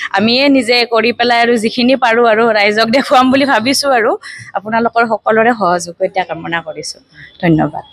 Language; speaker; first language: Assamese; native; Assamese